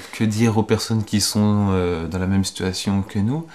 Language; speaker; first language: French; native; French